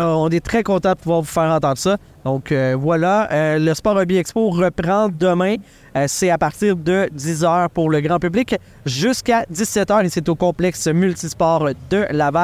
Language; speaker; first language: French; native; French